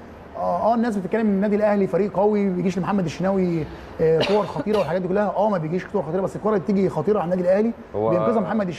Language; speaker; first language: Arabic; native; Arabic